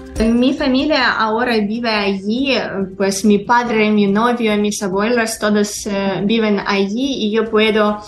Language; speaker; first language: Spanish; non-native, fluent; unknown